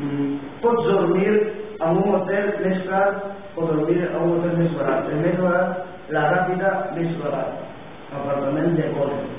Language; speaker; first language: Catalan; non-native, learner; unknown